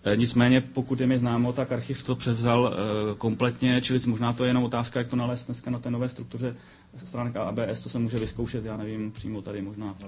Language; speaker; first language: Czech; native; Czech